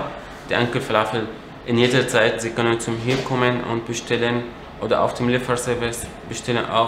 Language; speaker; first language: German; non-native, learner; Arabic